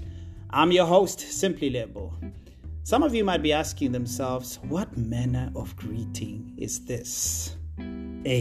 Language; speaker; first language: English; non-native, local second language; Tswana